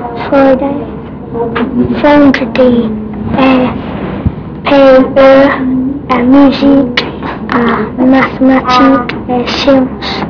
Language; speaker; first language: French; non-native, learner; English